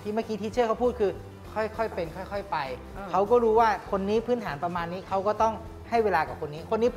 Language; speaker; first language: Thai; native; Thai